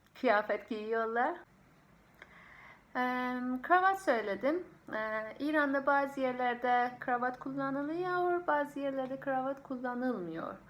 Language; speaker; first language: Turkish; non-native, fluent; Persian